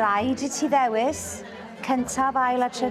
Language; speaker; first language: Welsh; native; Welsh